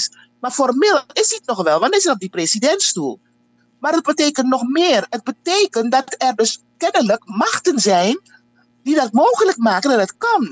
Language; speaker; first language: Dutch; native; Dutch